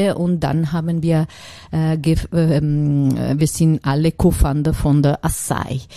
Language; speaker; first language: German; non-native, learner; Italian